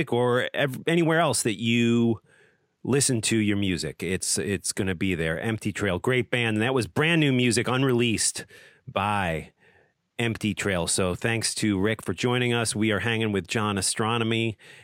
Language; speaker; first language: English; native; English